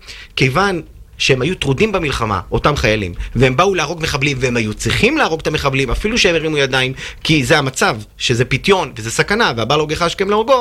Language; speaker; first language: Hebrew; native; Hebrew